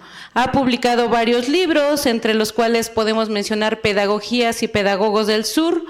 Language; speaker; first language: Spanish; native; Spanish